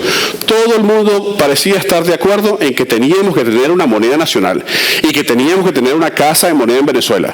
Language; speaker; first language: Spanish; native; Spanish